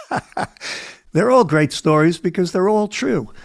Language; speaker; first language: English; native; English